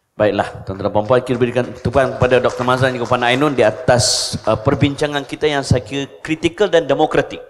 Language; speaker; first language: Malay; native; Malay